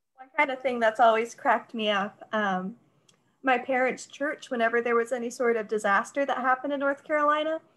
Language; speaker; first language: English; native; English